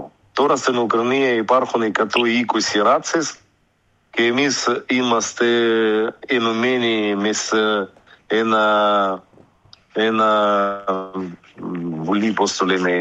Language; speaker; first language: Greek; early bilingual, heritage; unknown